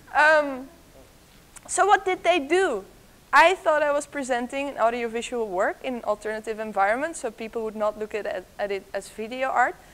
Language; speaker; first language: English; non-native, fluent; Dutch